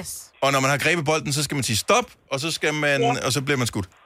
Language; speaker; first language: Danish; native; Danish